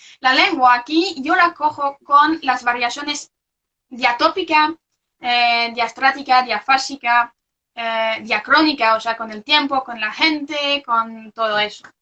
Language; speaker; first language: Spanish; non-native, fluent; French